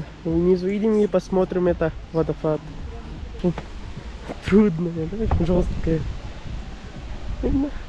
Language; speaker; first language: Russian; non-native, learner; Urdu